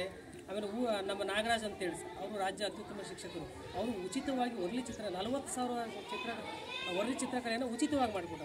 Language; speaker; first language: Kannada; native; Kannada